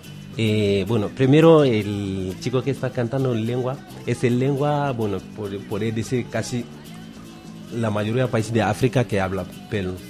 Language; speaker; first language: Spanish; non-native, learner; Bambara